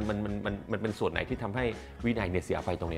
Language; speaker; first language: Thai; native; Thai